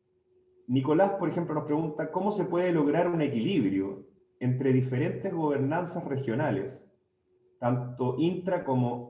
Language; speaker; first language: Spanish; native; Spanish